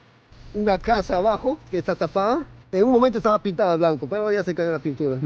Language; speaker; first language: Spanish; native; Spanish